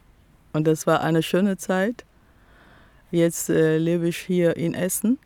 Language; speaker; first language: German; non-native, fluent; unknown